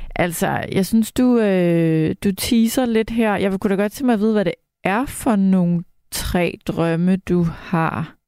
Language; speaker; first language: Danish; native; Danish